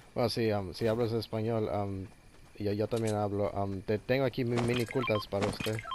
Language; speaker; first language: Spanish; non-native, learner; English